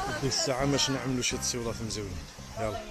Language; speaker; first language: Arabic; early bilingual, heritage; Arabic